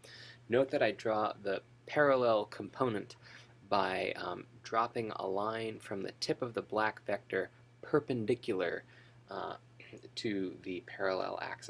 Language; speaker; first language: English; native; English